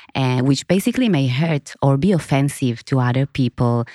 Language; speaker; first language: English; non-native, fluent; Hebrew